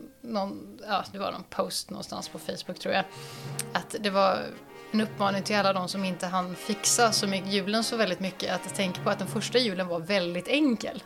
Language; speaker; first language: Swedish; native; Swedish